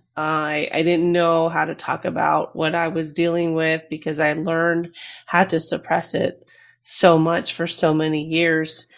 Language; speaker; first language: English; native; English